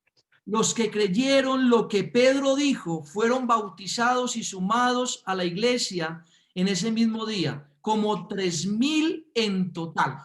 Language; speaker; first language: Spanish; native; Spanish